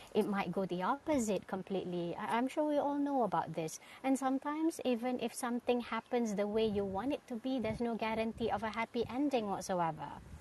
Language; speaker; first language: English; non-native, local second language; Malay